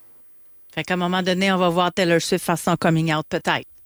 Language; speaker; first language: French; native; French